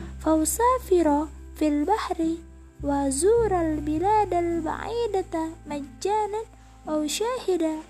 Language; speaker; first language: Arabic; non-native, learner; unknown